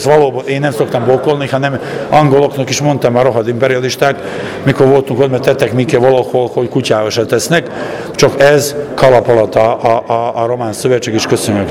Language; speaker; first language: Hungarian; non-native, fluent; Serbian